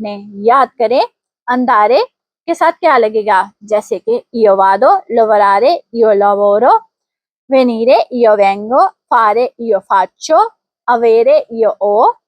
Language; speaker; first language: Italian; non-native, fluent; Urdu